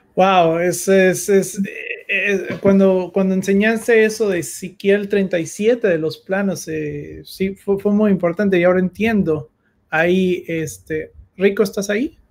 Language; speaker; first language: Spanish; native; Spanish